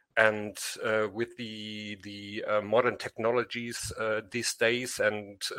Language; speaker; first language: English; non-native, learner; German